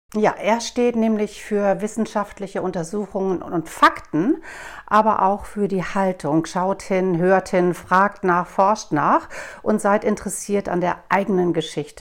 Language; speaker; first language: German; native; German